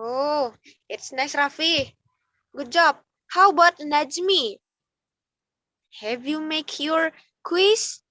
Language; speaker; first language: English; non-native, learner; Indonesian